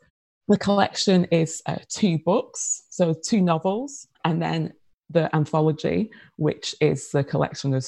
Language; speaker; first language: English; native; English